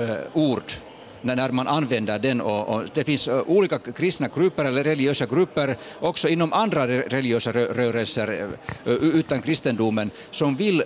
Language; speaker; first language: Swedish; non-native, fluent; Finnish